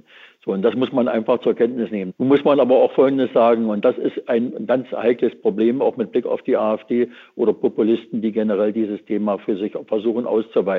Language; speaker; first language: German; native; German